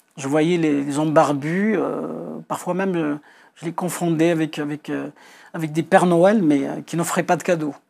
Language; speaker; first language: French; non-native, local second language; Kabyle